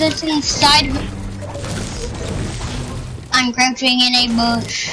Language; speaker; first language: English; native; English